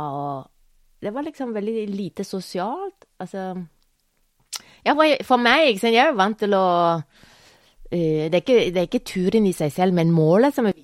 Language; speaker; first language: Norwegian; non-native, fluent; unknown